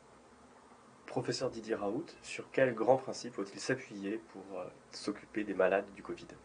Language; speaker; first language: French; native; French